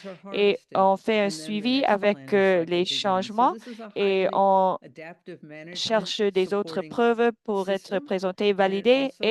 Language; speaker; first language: French; non-native, fluent; English